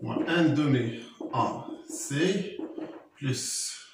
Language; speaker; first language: French; non-native, local second language; Arabic